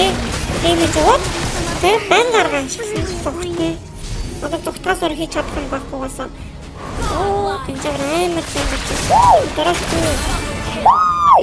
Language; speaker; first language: Mongolian; native; Mongolian